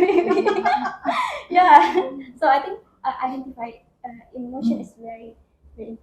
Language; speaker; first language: English; non-native, learner; Indonesian